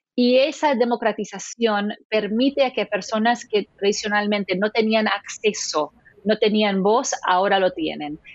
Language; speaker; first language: Spanish; non-native, fluent; English